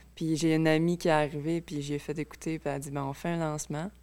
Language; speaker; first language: French; native; French